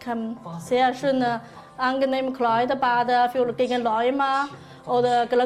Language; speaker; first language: German; non-native, learner; Chinese